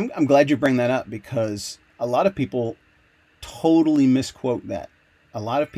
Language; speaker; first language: English; native; English